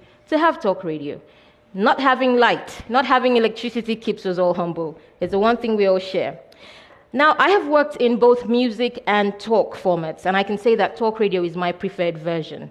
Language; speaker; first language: English; non-native, local second language; Igbo